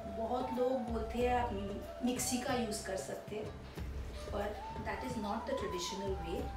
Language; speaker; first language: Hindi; non-native, local second language; Bangla